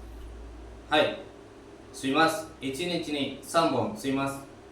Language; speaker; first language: Japanese; non-native, learner; Indonesian